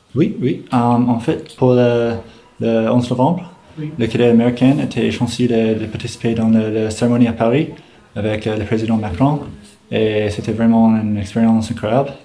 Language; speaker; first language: French; non-native, learner; English